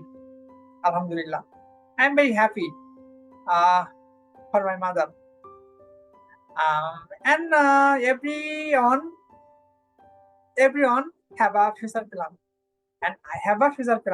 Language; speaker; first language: English; non-native, learner; Bangla